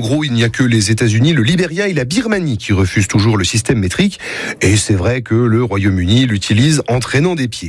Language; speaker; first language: French; native; French